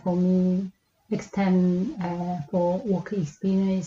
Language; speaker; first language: English; non-native, local second language; Cantonese